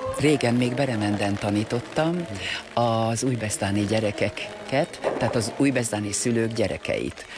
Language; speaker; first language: Hungarian; native; Hungarian